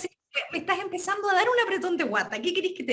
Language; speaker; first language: Spanish; native; Spanish